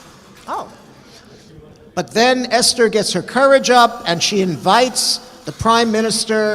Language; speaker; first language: English; native; English